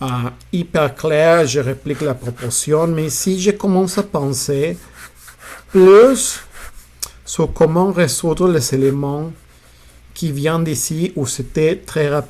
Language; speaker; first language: French; non-native, fluent; Spanish